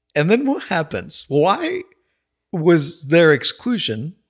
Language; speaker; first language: English; non-native, fluent; Spanish